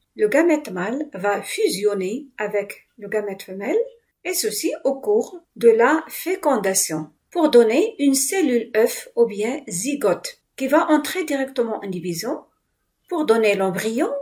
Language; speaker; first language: French; non-native, local second language; Arabic